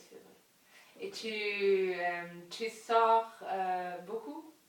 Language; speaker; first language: French; non-native, learner; German